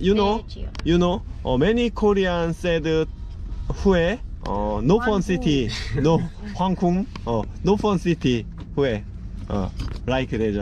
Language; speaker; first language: English; non-native, learner; Korean